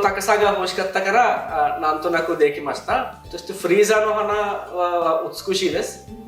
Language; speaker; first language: Japanese; non-native, fluent; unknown